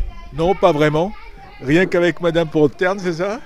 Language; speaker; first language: French; native; French